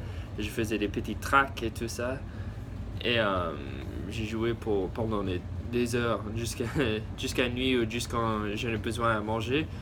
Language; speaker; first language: French; early bilingual, heritage; English